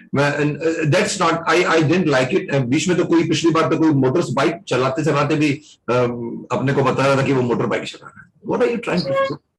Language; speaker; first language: Hindi; native; Hindi